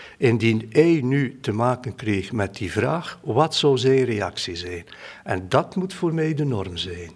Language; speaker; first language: Dutch; native; Dutch